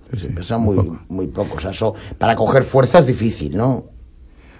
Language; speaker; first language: Spanish; native; Spanish